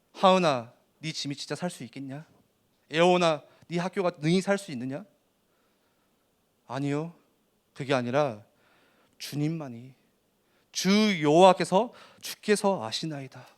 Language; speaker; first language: Korean; native; Korean